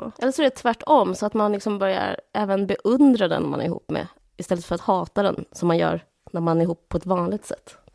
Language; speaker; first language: Swedish; native; Swedish